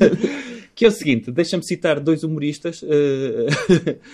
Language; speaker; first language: Portuguese; native; Portuguese